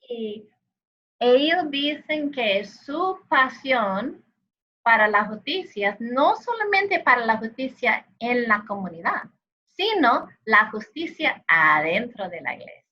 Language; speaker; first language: Spanish; non-native, fluent; English